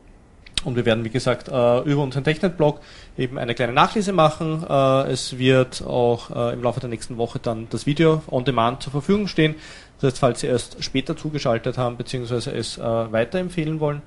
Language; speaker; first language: German; native; German